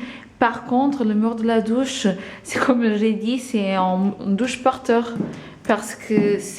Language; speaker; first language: French; non-native, fluent; Portuguese